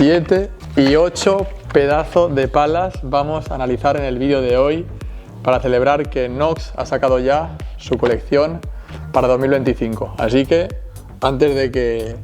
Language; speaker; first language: Spanish; native; Spanish